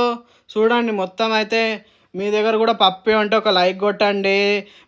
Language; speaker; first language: Telugu; native; Telugu